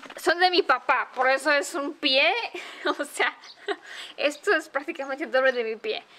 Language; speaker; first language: Spanish; non-native, fluent; Romanian